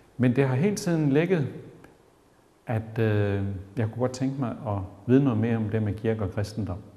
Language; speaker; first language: Danish; native; Danish